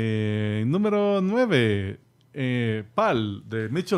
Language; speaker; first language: Spanish; native; Spanish